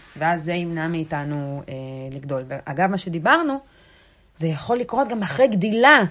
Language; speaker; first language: Hebrew; early bilingual, other home language; Russian